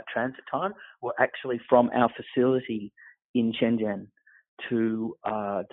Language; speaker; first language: English; native; English